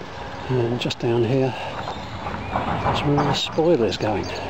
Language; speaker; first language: English; native; English